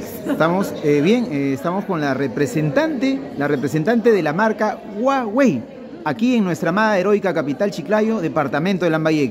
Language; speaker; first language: Spanish; native; Spanish